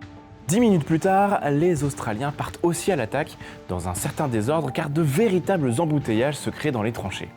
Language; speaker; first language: French; native; French